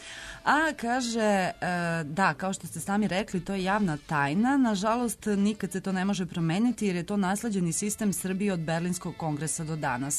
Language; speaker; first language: Serbian; native; Serbian